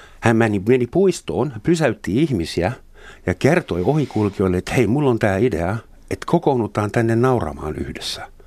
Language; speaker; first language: Finnish; non-native, fluent; German